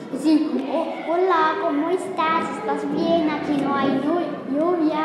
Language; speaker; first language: Spanish; non-native, learner; Arabic